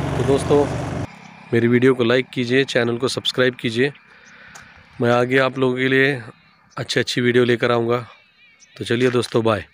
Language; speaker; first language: Hindi; non-native, local second language; Urdu